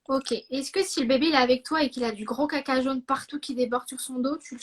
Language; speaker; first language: French; native; French